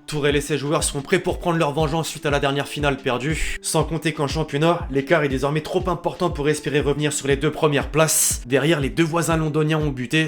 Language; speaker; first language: French; native; French